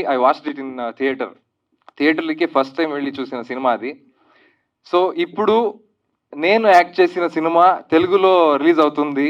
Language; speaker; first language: Telugu; non-native, learner; Kannada